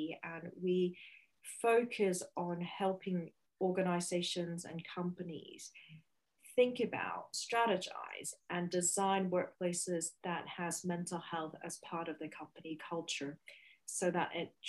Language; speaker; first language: English; non-native, local second language; Cantonese